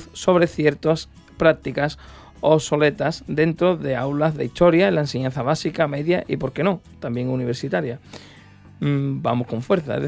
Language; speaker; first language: Spanish; native; Spanish